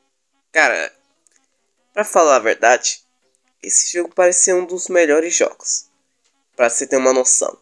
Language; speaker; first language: Portuguese; native; Portuguese